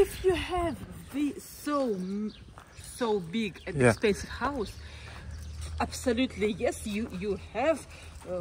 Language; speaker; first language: English; non-native, learner; Russian